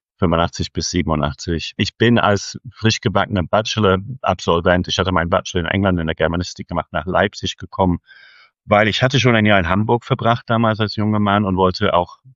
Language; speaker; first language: German; non-native, fluent; English